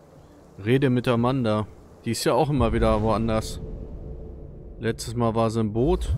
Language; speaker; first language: German; native; German